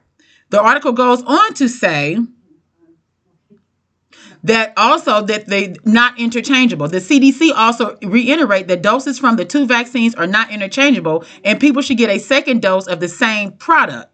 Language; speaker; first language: English; native; English